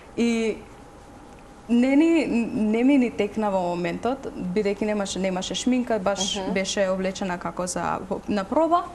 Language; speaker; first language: Macedonian; native; Macedonian